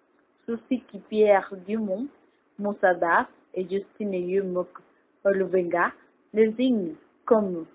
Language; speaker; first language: French; non-native, learner; Spanish